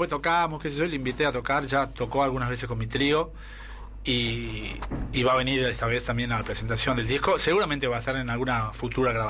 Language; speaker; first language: Spanish; native; Spanish